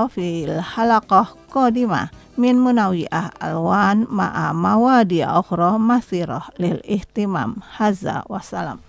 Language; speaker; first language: Arabic; non-native, fluent; Indonesian